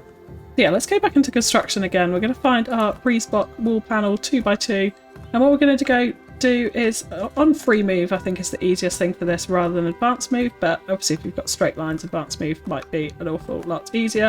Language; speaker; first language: English; native; English